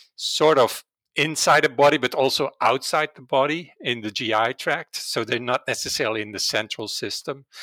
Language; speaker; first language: English; non-native, fluent; Dutch